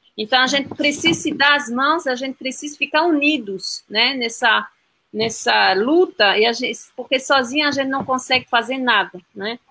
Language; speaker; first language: Portuguese; non-native, fluent; French